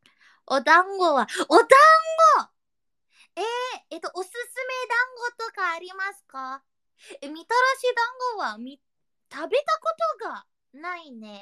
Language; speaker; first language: Japanese; non-native, learner; Indonesian